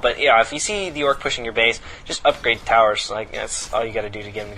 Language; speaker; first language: English; native; English